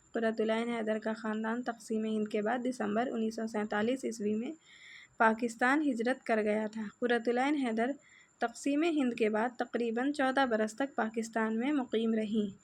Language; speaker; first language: Urdu; native; Urdu